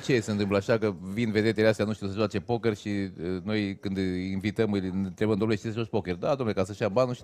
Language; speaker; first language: Romanian; native; Romanian